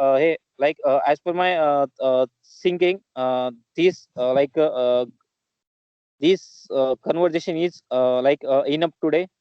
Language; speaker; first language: English; non-native, learner; Marathi